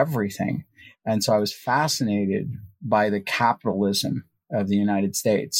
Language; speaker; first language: English; native; English